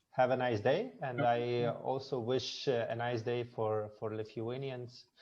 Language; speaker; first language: English; non-native, fluent; Lithuanian